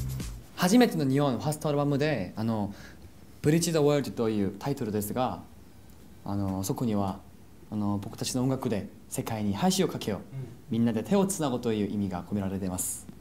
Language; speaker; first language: Japanese; non-native, fluent; Korean